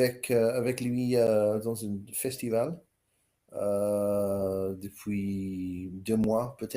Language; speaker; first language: French; non-native, learner; English